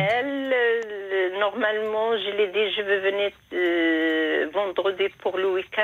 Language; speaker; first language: French; non-native, fluent; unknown